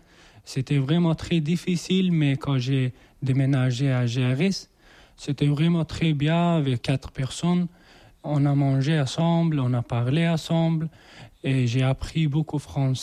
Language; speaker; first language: French; non-native, learner; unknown